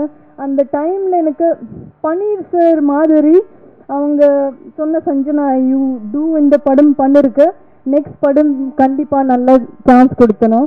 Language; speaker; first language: Tamil; non-native, learner; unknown